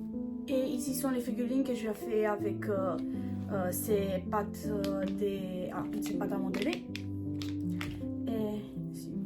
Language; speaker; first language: French; non-native, learner; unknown